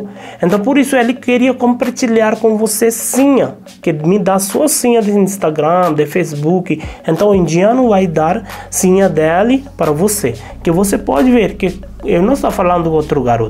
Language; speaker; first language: Portuguese; non-native, learner; Hindi